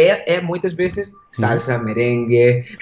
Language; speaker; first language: Portuguese; non-native, learner; Spanish